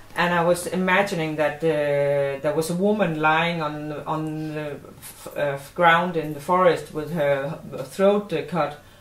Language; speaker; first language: English; non-native, fluent; Danish